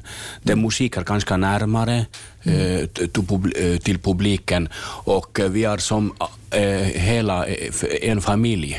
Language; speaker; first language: Swedish; non-native, learner; Finnish